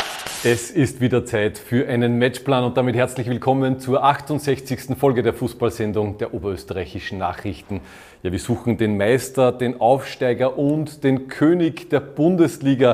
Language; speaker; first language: German; native; German